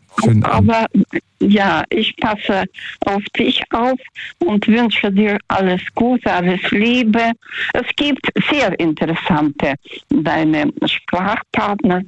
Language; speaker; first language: German; early bilingual, other home language; Russian